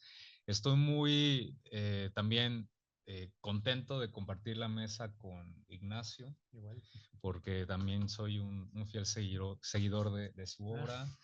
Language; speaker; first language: Spanish; native; Spanish